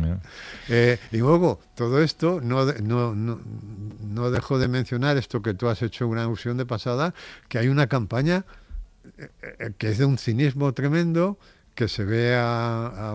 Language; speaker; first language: Spanish; native; Spanish